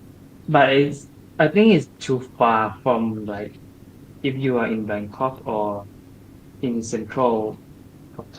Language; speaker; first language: English; non-native, learner; Thai